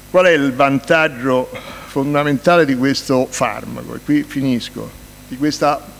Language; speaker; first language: Italian; native; Italian